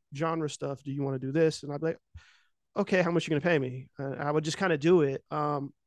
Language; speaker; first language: English; native; English